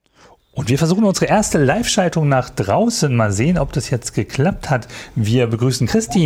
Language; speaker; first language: German; native; German